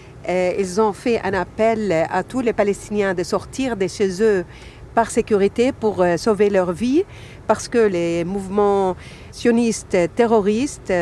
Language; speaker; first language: French; non-native, fluent; Arabic